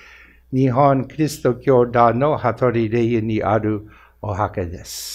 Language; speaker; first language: Japanese; non-native, fluent; English